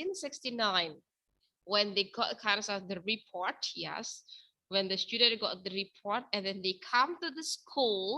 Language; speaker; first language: English; non-native, fluent; Indonesian